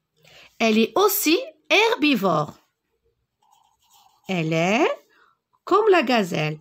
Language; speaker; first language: French; non-native, local second language; Arabic